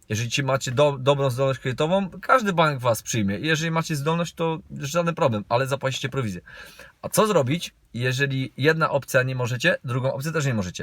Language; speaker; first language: Polish; native; Polish